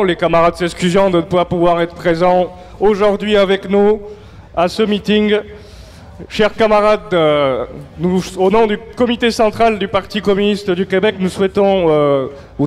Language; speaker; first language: French; native; French